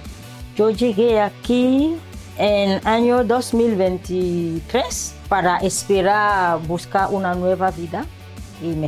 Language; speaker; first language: Spanish; non-native, learner; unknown